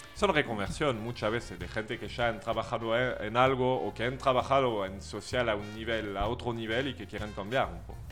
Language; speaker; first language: Spanish; non-native, fluent; French